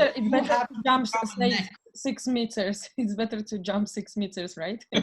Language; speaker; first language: English; non-native, fluent; Russian